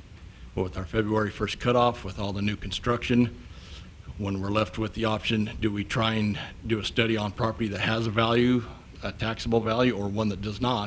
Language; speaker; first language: English; native; English